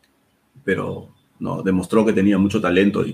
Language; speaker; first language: Spanish; native; Spanish